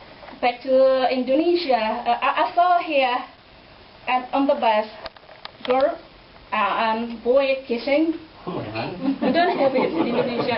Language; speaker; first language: English; non-native, fluent; Indonesian